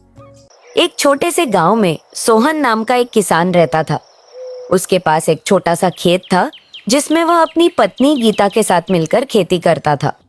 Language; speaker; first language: Hindi; native; Hindi